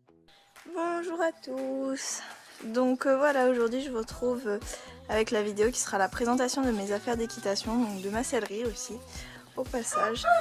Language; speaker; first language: French; native; French